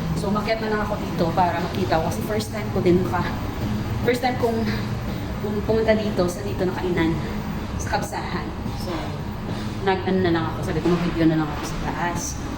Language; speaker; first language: Filipino; native; Filipino